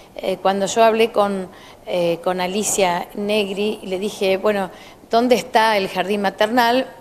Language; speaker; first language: Spanish; native; Spanish